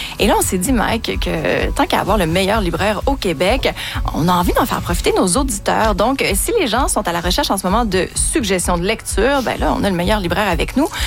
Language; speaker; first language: French; native; French